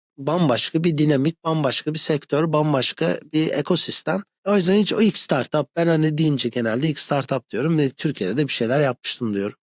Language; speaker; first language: Turkish; early bilingual, other home language; English